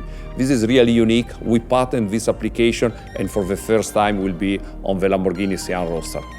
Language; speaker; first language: English; non-native, fluent; Italian